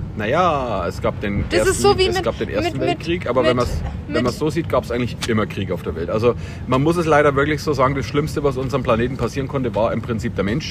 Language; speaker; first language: German; native; German